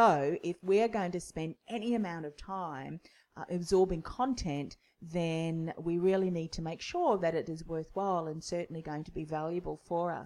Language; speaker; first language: English; native; English